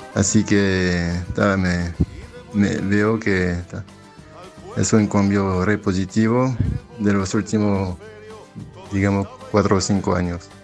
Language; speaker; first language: Spanish; non-native, fluent; French